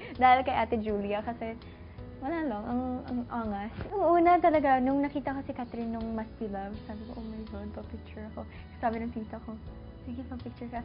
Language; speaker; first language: Filipino; early bilingual, other home language; English